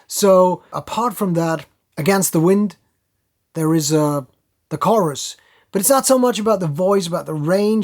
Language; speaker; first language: English; non-native, fluent; German